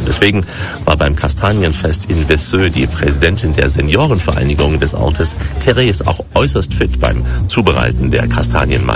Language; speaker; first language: German; native; German